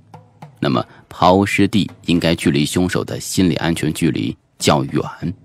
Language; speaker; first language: Chinese; native; Chinese